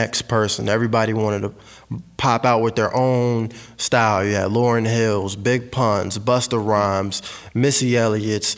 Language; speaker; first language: English; native; English